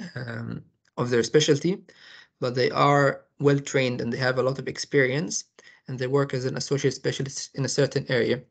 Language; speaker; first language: English; non-native, fluent; Arabic